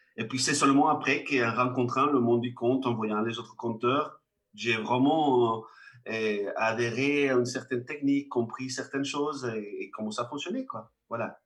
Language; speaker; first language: French; non-native, fluent; Spanish